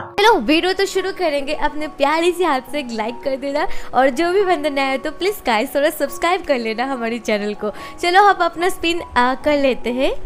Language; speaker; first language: Hindi; non-native, local second language; Bangla